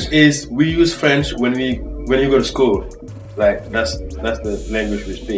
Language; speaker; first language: English; non-native, fluent; Wolof